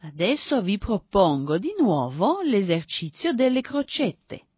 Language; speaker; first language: Italian; non-native, fluent; French